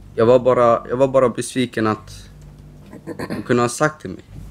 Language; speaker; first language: Swedish; early bilingual, other home language; Romany